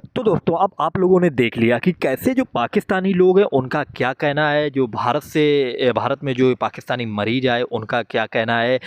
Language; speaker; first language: Hindi; native; Hindi